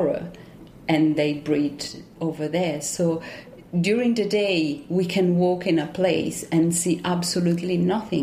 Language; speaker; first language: English; non-native, fluent; Italian